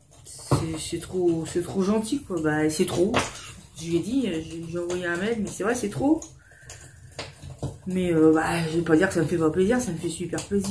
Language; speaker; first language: French; native; French